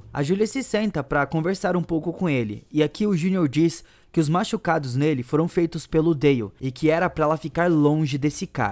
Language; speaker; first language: Portuguese; native; Portuguese